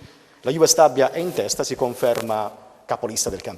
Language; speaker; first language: Italian; native; Italian